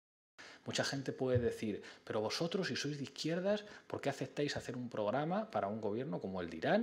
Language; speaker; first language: Spanish; native; Spanish